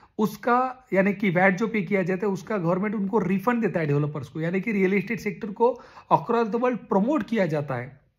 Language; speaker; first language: Hindi; non-native, local second language; Marathi